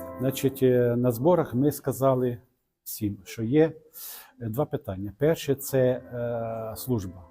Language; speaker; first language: Ukrainian; non-native, local second language; Russian